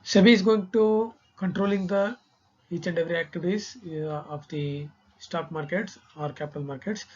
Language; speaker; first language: English; non-native, local second language; Kannada